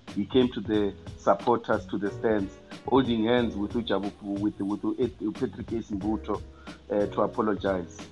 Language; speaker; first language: English; non-native, local second language; Venda